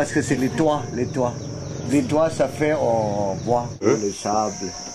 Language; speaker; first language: French; non-native, fluent; Burmese